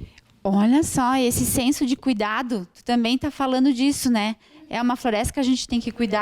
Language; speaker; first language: Portuguese; native; Portuguese